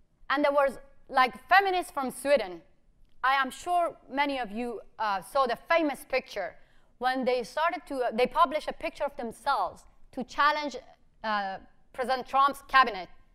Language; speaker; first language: English; non-native, fluent; Persian